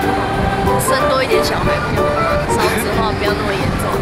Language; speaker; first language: Chinese; native; Chinese